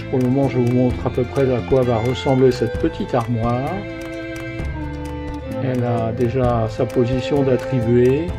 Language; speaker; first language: French; native; French